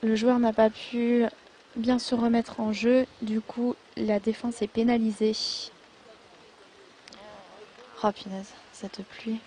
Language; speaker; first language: French; native; French